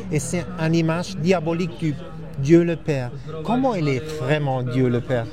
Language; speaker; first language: French; non-native, fluent; German